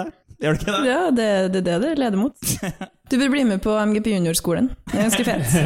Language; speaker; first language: Norwegian; native; Norwegian